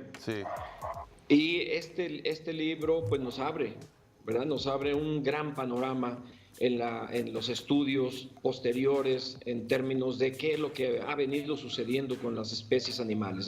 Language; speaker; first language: Spanish; native; Spanish